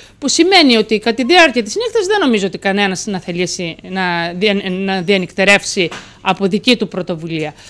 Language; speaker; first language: Greek; native; Greek